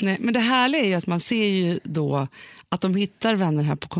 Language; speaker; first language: Swedish; native; Swedish